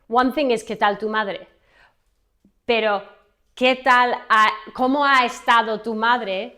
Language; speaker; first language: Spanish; non-native, fluent; English